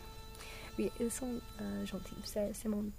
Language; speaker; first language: French; non-native, learner; English